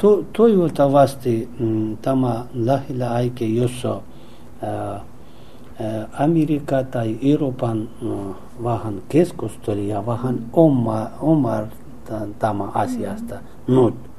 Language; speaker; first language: Finnish; non-native, learner; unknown